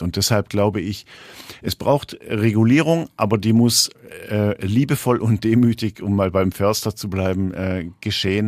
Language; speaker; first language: German; native; German